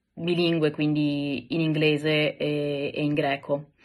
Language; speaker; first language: Italian; native; Italian